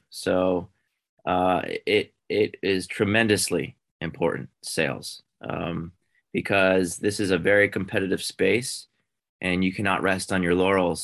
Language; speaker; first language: English; native; English